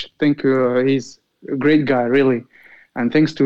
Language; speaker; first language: English; non-native, fluent; Arabic